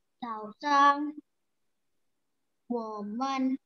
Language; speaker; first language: Chinese; non-native, learner; Indonesian